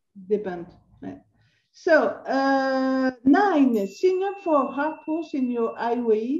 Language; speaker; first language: English; non-native, learner; French